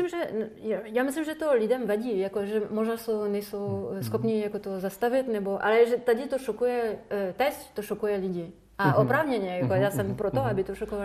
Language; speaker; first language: Czech; non-native, fluent; French